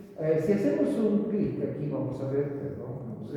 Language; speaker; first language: Spanish; native; Spanish